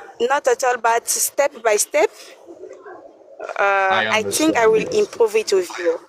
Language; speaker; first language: English; non-native, learner; French